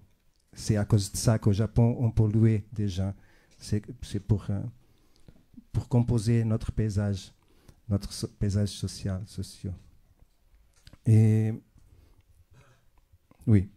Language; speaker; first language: French; non-native, fluent; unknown